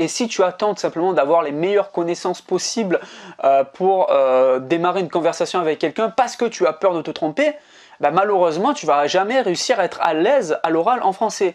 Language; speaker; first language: French; native; French